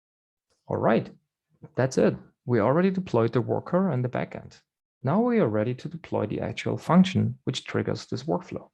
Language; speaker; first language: English; non-native, fluent; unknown